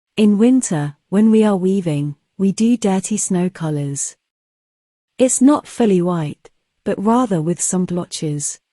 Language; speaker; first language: English; non-native, fluent; Bulgarian